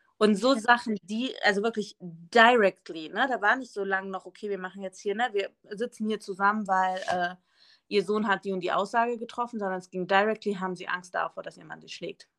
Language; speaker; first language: German; early bilingual, other home language; Spanish